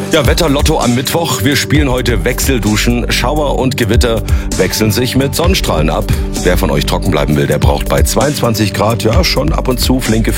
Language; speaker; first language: German; native; German